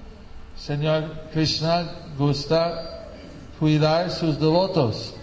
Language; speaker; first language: Spanish; non-native, fluent; English